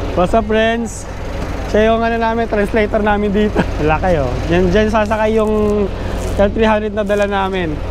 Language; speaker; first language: Filipino; native; Filipino